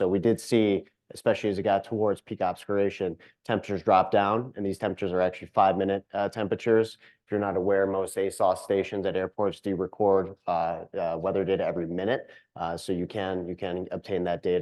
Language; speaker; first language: English; native; English